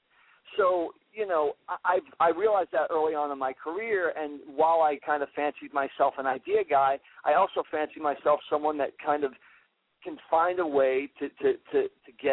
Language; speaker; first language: English; native; English